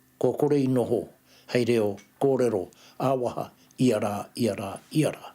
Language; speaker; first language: Māori; native; Māori